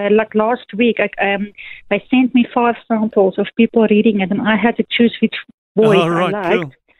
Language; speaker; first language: English; non-native, local second language; Afrikaans